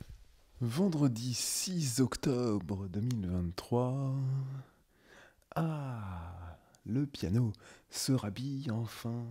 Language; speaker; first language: French; native; French